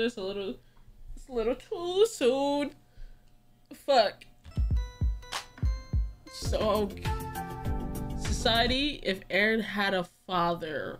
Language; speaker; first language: English; native; English